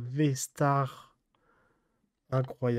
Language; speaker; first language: French; native; French